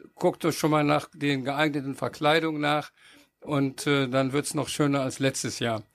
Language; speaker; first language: German; native; German